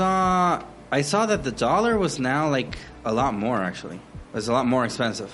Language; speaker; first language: English; non-native, fluent; Spanish